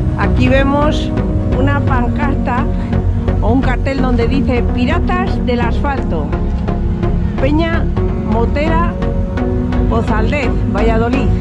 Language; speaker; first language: Spanish; native; Spanish